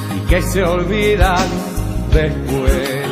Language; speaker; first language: Spanish; native; Spanish